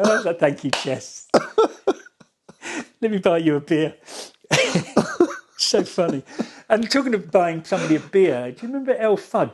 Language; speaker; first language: English; native; English